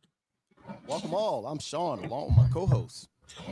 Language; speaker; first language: English; native; English